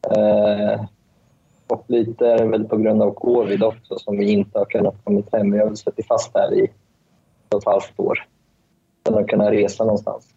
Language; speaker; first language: Swedish; early bilingual, other home language; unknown